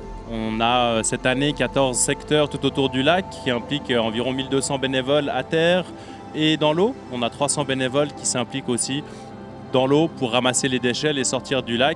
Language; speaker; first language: French; native; French